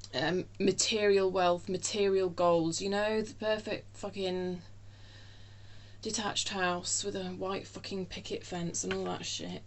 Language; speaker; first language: English; native; English